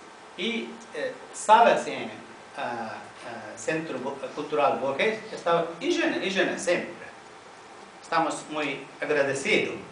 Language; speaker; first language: Spanish; non-native, fluent; Tamil